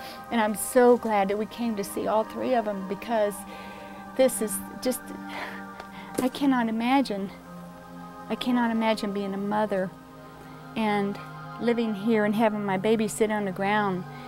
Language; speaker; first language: English; native; English